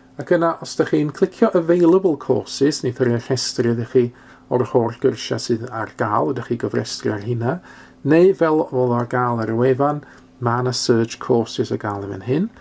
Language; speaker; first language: Welsh; non-native, local second language; English